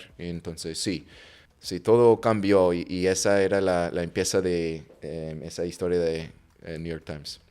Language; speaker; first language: Spanish; non-native, fluent; English